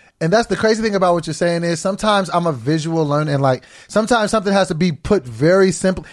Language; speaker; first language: English; native; English